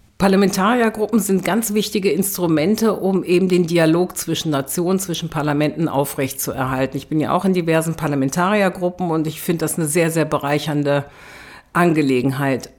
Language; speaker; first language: German; early bilingual, other home language; Turkish